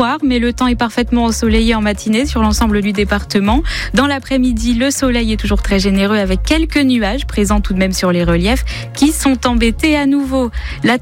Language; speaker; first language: French; native; French